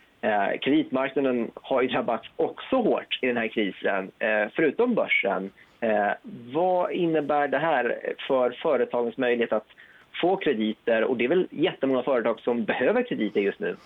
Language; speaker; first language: Swedish; native; Swedish